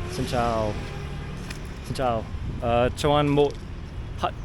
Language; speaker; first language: Vietnamese; non-native, learner; English